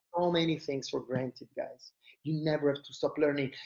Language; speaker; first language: English; non-native, fluent; Italian